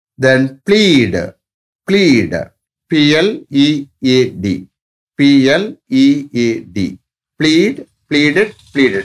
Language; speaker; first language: English; non-native, local second language; Tamil